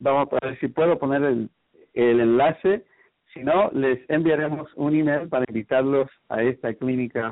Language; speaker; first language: Spanish; native; Spanish